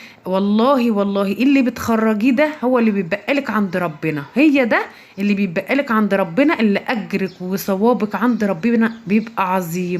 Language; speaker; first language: Arabic; native; Arabic